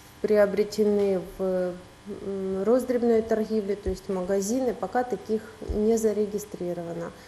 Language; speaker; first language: Russian; native; Russian